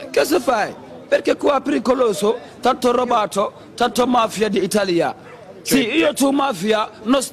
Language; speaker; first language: Italian; non-native, learner; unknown